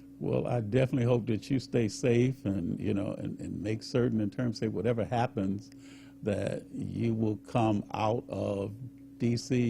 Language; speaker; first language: English; native; English